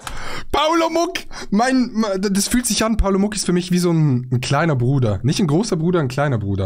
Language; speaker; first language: German; native; German